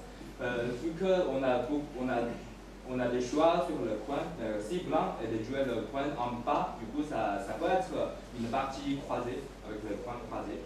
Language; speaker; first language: French; non-native, fluent; Chinese